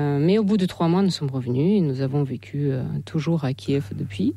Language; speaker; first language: French; non-native, fluent; Russian